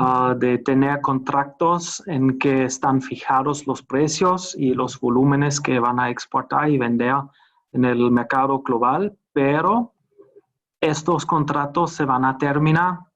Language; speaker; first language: Spanish; non-native, fluent; German